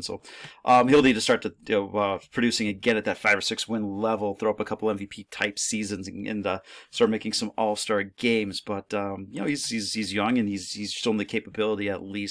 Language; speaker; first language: English; native; English